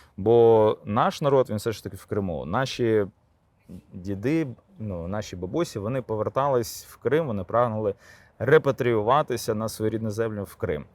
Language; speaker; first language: Ukrainian; non-native, local second language; Crimean Tatar